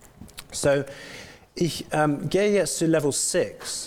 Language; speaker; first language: German; non-native, fluent; English